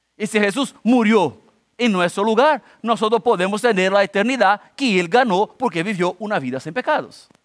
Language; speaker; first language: Spanish; non-native, fluent; Portuguese